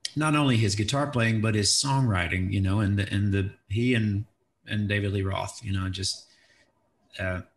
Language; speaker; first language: English; native; English